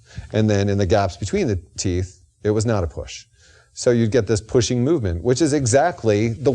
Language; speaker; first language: English; native; English